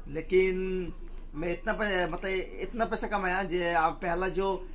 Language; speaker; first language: Hindi; non-native, local second language; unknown